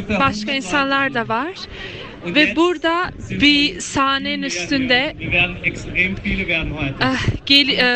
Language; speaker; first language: Turkish; early bilingual, heritage; Turkish